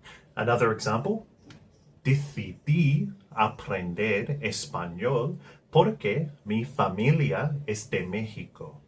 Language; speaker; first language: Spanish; non-native, learner; English